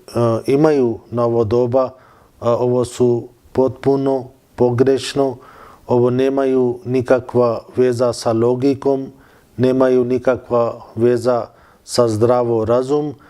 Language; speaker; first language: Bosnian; non-native, fluent; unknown